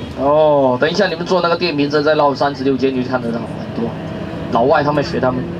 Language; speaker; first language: Chinese; non-native, fluent; Vietnamese